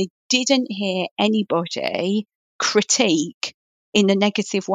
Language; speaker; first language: English; native; English